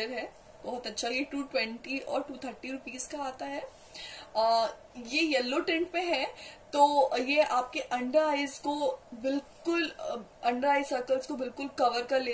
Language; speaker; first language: Hindi; native; Hindi